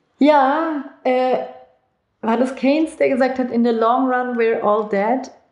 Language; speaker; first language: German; early bilingual, other home language; Turkish